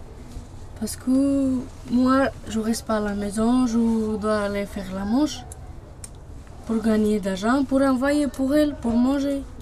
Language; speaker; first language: French; non-native, learner; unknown